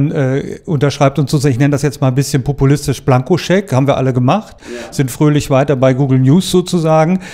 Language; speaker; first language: German; native; German